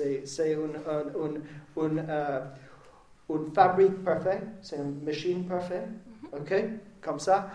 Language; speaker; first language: French; non-native, learner; English